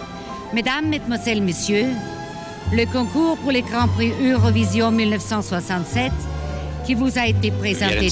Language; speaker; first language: French; non-native, fluent; German